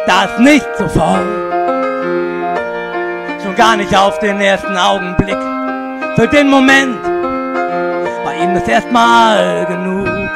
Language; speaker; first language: German; native; German